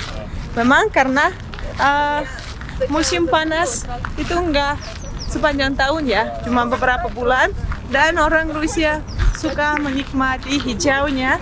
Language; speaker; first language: Indonesian; non-native, fluent; Russian